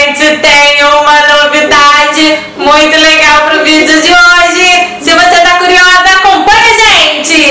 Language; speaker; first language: Portuguese; native; Portuguese